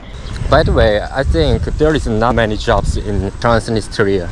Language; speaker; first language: English; non-native, learner; Korean